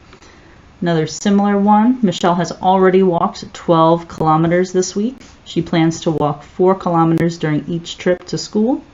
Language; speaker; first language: English; native; English